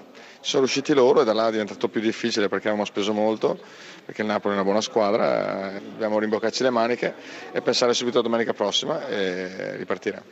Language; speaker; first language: Italian; native; Italian